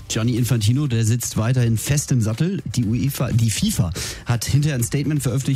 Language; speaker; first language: German; native; German